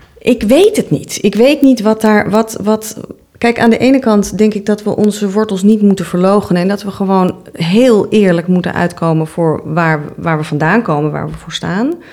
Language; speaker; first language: Dutch; native; Dutch